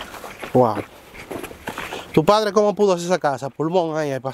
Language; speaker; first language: Spanish; native; Spanish